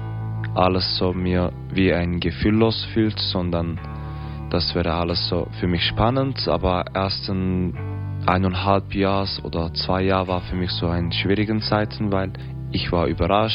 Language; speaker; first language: German; non-native, learner; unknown